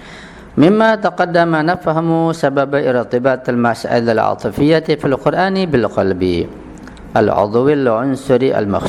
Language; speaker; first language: Arabic; non-native, fluent; Indonesian